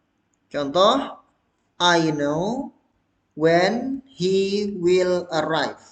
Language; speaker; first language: English; non-native, fluent; Indonesian